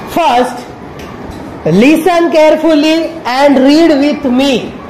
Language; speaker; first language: English; non-native, local second language; Marathi